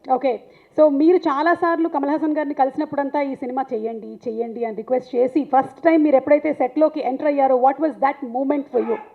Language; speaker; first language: Telugu; native; Telugu